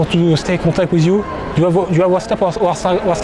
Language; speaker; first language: English; non-native, learner; French